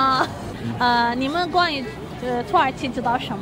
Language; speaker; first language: Chinese; non-native, learner; Turkish